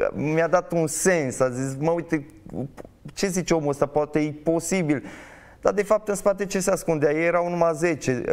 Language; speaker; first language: Romanian; native; Romanian